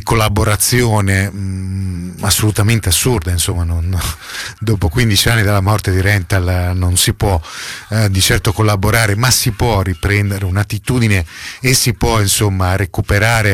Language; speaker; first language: Italian; native; Italian